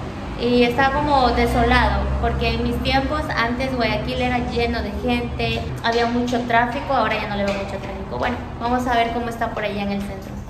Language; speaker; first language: Spanish; native; Spanish